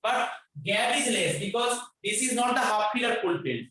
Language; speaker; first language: English; non-native, local second language; Bangla